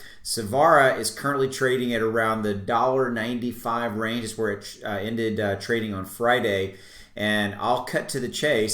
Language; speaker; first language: English; native; English